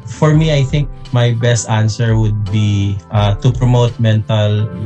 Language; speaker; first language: English; non-native, local second language; Hiligaynon